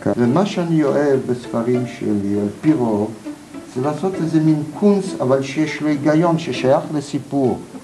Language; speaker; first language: Hebrew; non-native, fluent; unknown